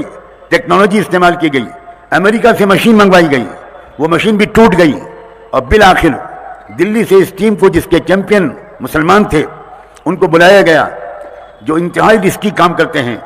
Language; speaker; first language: Urdu; native; Urdu